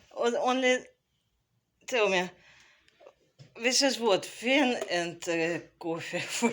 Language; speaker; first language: English; non-native, learner; Russian